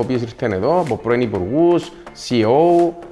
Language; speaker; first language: Greek; native; Greek